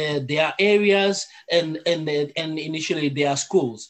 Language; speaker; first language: English; non-native, local second language; Zulu